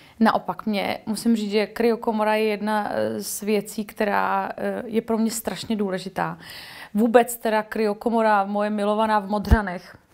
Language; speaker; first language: Czech; native; Czech